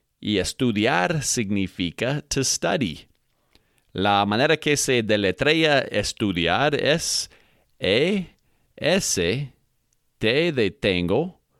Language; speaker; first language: Spanish; non-native, fluent; English